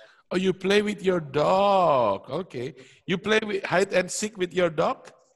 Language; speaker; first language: English; non-native, fluent; Indonesian